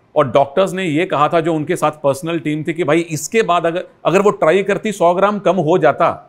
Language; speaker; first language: Hindi; native; Hindi